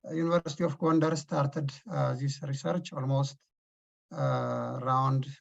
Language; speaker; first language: English; non-native, local second language; Amharic